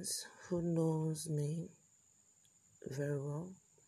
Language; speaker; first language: English; non-native, local second language; Igbo